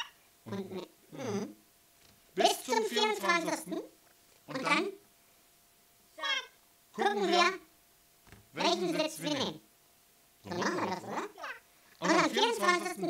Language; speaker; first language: German; native; German